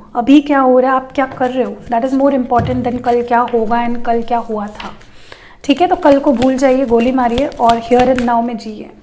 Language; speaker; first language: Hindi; non-native, local second language; Marathi